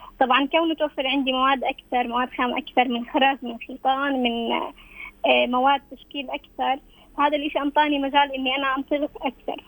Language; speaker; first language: Arabic; native; Arabic